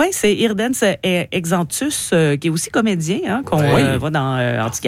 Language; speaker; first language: French; native; French